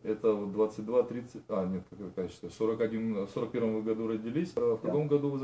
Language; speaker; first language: Russian; native; Russian